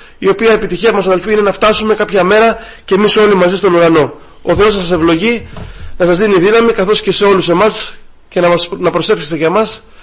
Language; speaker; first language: Greek; native; Greek